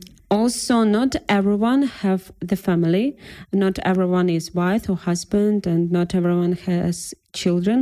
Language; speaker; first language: English; non-native, fluent; Ukrainian